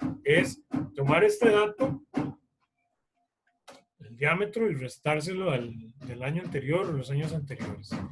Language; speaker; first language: Spanish; native; Spanish